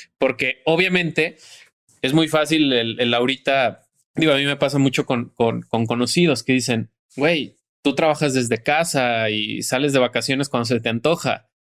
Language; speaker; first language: Spanish; native; Spanish